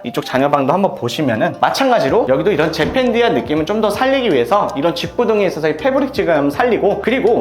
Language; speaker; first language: Korean; native; Korean